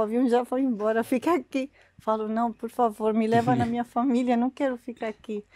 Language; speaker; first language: Portuguese; non-native, learner; Arabic